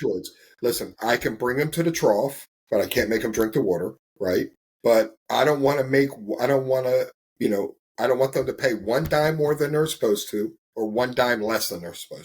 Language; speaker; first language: English; native; English